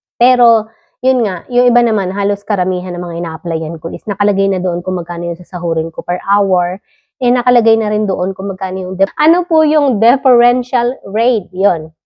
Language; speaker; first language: Filipino; native; Filipino